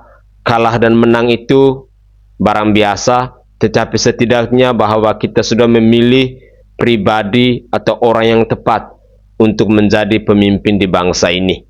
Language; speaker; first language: Indonesian; native; Indonesian